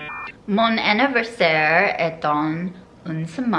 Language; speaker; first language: French; non-native, learner; English